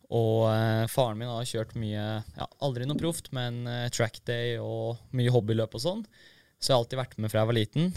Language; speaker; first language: Norwegian; native; Norwegian